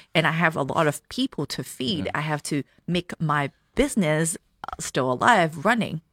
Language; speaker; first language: English; non-native, local second language; Cantonese